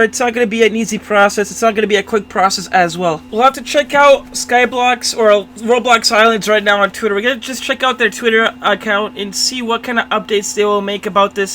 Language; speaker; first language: English; native; English